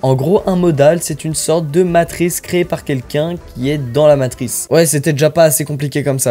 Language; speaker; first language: French; native; French